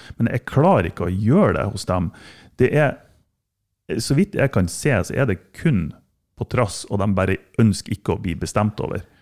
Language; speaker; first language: Norwegian; non-native, fluent; German